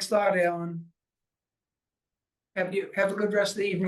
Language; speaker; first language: English; native; English